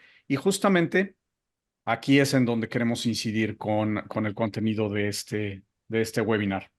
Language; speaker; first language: Spanish; native; Spanish